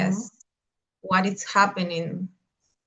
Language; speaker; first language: English; non-native, learner; Spanish